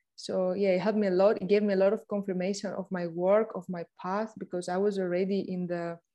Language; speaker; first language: English; non-native, fluent; Greek